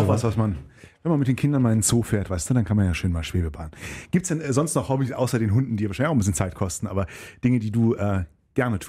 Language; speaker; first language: German; native; German